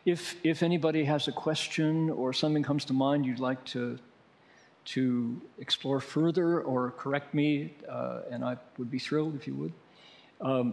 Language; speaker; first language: English; native; English